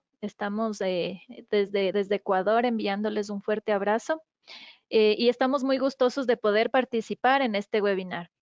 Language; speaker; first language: Spanish; native; Spanish